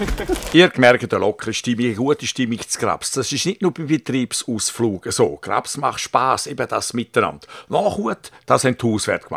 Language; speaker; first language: German; native; German